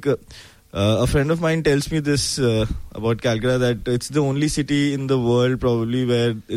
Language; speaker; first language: English; non-native, local second language; Bangla